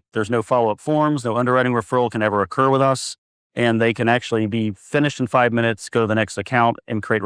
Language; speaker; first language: English; native; English